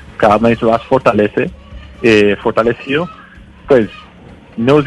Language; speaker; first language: Spanish; non-native, fluent; English